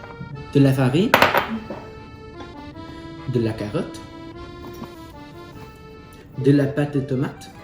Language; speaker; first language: French; non-native, learner; English